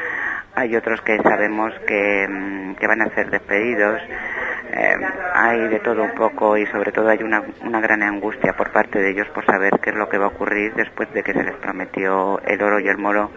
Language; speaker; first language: Spanish; native; Spanish